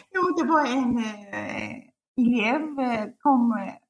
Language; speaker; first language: Swedish; non-native, fluent; Arabic